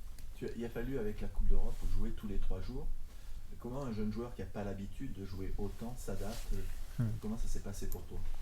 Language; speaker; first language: French; native; French